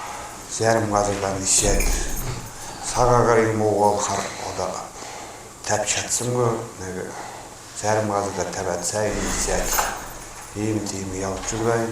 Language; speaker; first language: Mongolian; non-native, local second language; Kazakh